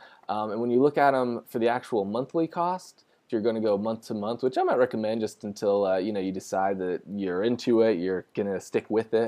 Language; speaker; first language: English; native; English